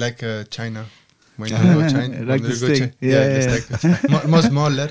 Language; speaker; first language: English; non-native, learner; Italian